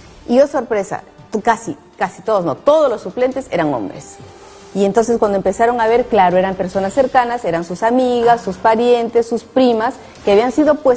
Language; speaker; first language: Spanish; native; Spanish